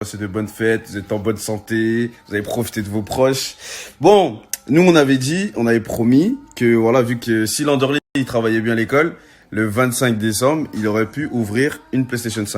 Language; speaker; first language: French; native; French